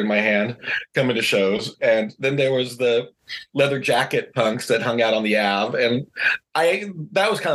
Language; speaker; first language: English; native; English